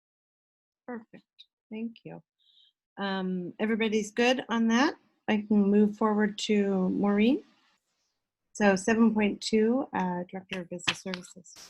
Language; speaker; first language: English; native; English